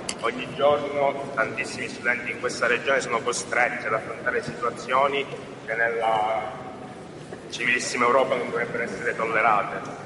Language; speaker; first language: Italian; native; Italian